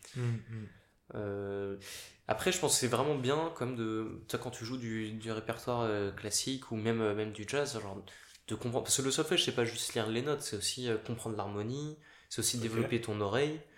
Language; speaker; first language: French; native; French